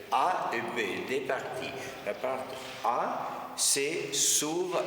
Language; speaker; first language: French; non-native, fluent; Spanish